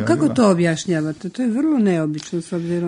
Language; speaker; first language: Serbian; native; Serbian